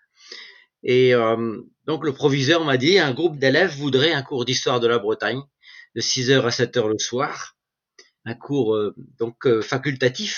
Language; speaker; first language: French; native; French